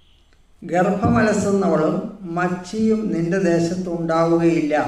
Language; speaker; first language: Malayalam; native; Malayalam